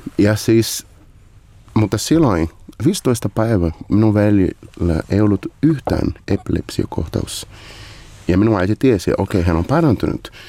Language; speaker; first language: Finnish; non-native, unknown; Portuguese